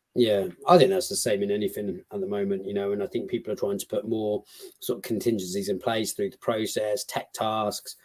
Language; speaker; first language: English; native; English